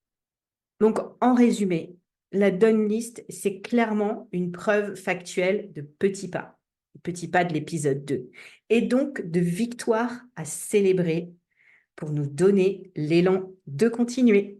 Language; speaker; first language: French; native; French